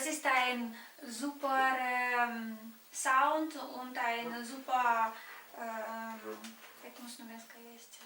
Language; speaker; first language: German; non-native, fluent; Romanian